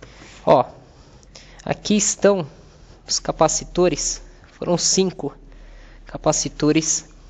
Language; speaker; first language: Portuguese; native; Portuguese